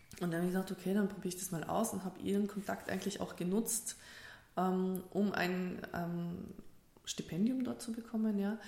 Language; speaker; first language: German; early bilingual, other home language; Russian